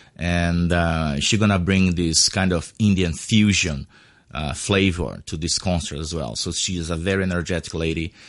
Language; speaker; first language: English; non-native, fluent; Portuguese